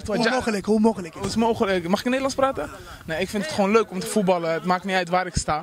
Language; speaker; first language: Dutch; early bilingual, other home language; Somali